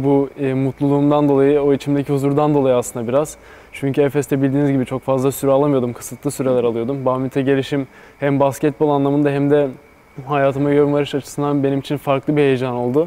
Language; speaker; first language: Turkish; native; Turkish